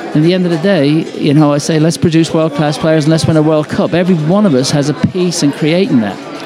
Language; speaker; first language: English; native; English